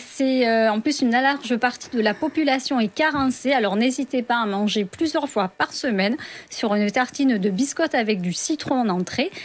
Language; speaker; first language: French; native; French